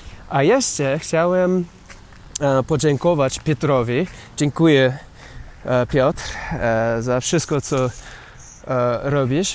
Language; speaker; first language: Polish; non-native, learner; English